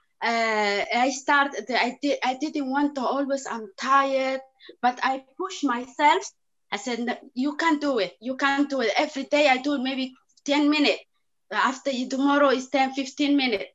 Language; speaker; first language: English; non-native, learner; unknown